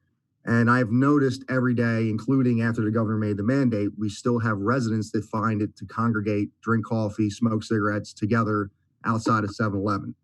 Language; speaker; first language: English; native; English